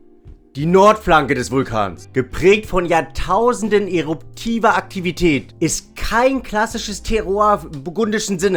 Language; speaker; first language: German; native; German